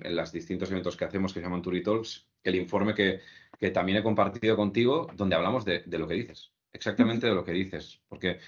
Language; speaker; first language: Spanish; native; Spanish